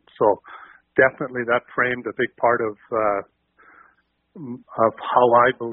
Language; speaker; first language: English; native; English